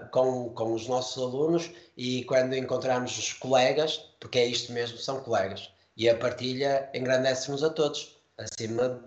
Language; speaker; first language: Portuguese; native; Portuguese